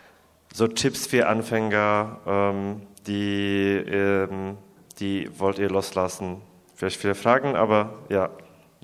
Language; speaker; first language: German; non-native, learner; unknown